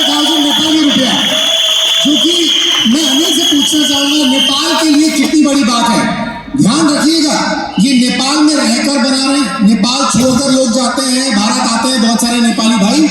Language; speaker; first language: Hindi; native; Hindi